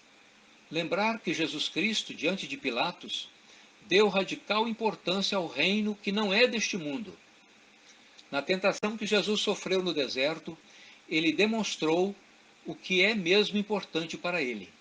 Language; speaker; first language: Portuguese; native; Portuguese